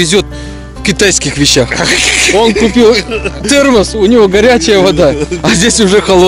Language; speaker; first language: Russian; native; Russian